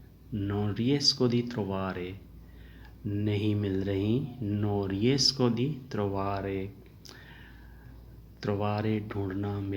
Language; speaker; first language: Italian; non-native, learner; Urdu